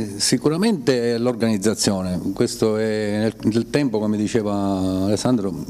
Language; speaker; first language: Italian; native; Italian